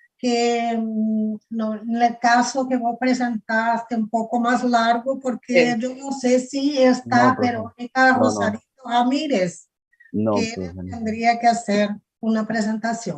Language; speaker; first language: Spanish; non-native, fluent; Portuguese